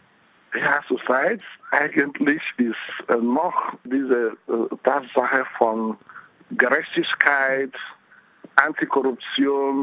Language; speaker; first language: German; non-native, fluent; Igbo